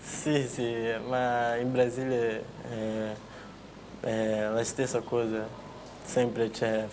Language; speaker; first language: Italian; non-native, learner; Portuguese